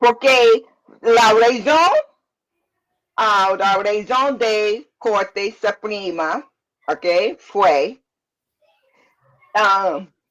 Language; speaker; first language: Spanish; non-native, learner; English